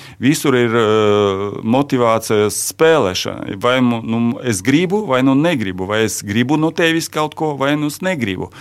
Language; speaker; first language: Latvian; non-native, local second language; Russian